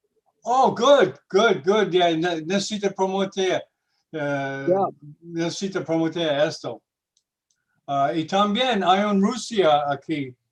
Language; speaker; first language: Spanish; non-native, learner; English